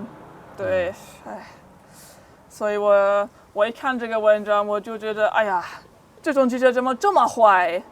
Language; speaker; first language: Chinese; non-native, fluent; German